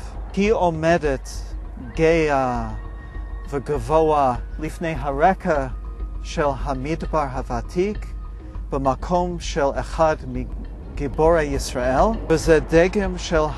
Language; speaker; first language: Hebrew; non-native, fluent; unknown